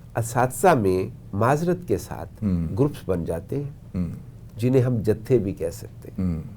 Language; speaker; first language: Urdu; non-native, local second language; Punjabi